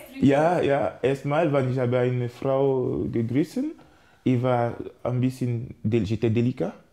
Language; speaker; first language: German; non-native, learner; French